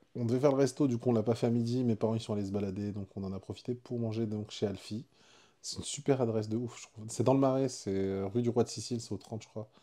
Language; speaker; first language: French; early bilingual, other home language; Arabic